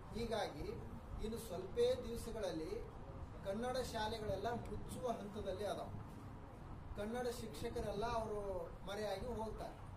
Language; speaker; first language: Kannada; native; Kannada